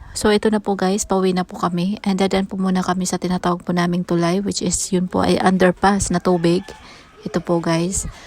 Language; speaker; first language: Filipino; non-native, local second language; Waray